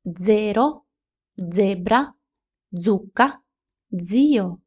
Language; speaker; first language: Italian; non-native, fluent; Ukrainian